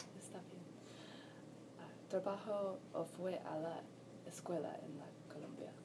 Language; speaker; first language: Spanish; non-native, learner; English